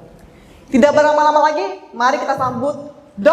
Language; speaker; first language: Indonesian; native; Indonesian